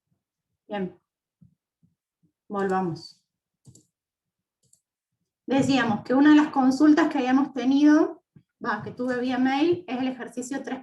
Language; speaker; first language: Spanish; native; Spanish